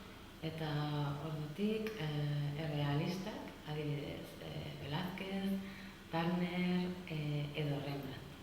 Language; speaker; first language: Basque; non-native, learner; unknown